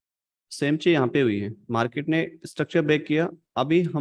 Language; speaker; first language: Hindi; native; Hindi